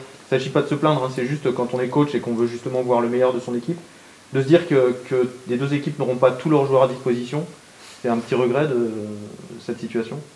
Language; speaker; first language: French; native; French